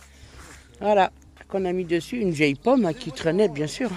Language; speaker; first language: French; native; French